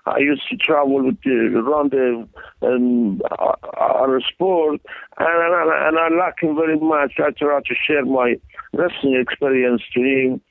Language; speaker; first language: English; non-native, learner; Persian